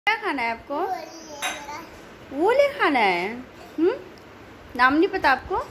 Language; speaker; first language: Hindi; native; Hindi